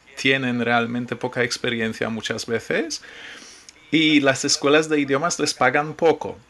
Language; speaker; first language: Spanish; non-native, fluent; Polish